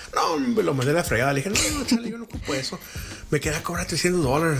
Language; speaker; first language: Spanish; early bilingual, other home language; English